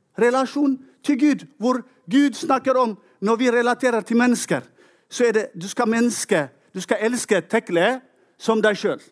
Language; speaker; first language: Norwegian; non-native, fluent; Tigrinya